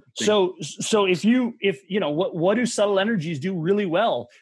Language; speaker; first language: English; native; English